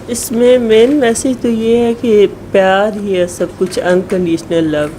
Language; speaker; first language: Urdu; native; Urdu